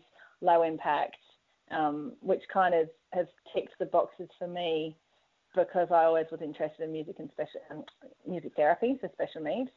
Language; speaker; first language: English; native; English